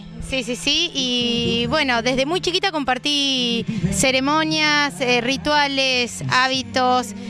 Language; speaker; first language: Spanish; native; Spanish